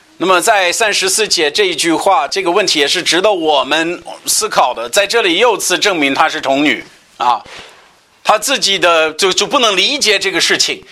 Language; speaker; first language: Chinese; non-native, fluent; English